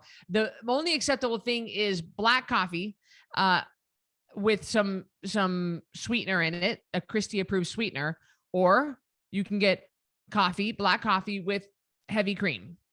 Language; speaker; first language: English; native; English